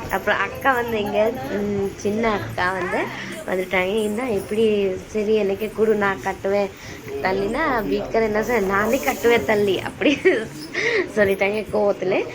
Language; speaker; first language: Tamil; non-native, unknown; Assamese